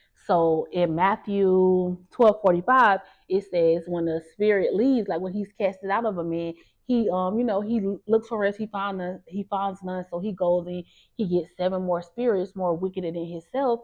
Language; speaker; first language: English; native; English